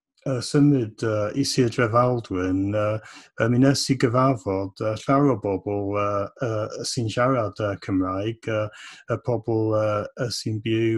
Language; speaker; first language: Welsh; non-native, fluent; English